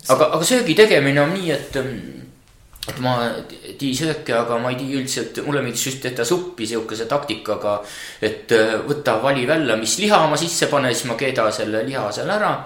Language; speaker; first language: Estonian; native; Estonian